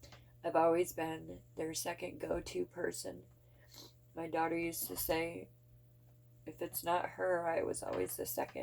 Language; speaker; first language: English; native; English